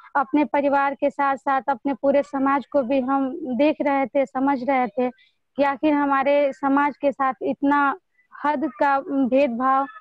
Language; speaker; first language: Hindi; native; Hindi